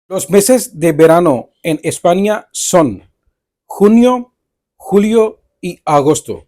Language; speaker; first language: Spanish; non-native, fluent; Urdu